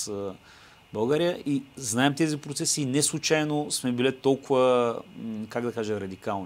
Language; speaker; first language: Bulgarian; native; Bulgarian